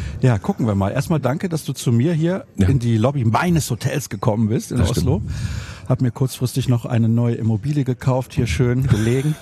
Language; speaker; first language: German; native; German